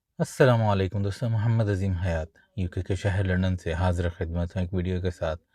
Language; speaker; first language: Urdu; native; Urdu